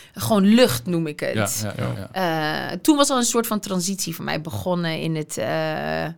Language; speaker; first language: Dutch; native; Dutch